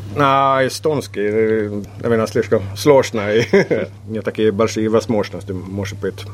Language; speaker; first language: Russian; non-native, fluent; Swedish